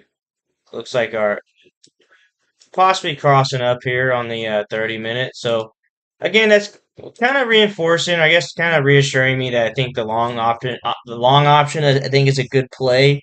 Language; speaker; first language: English; native; English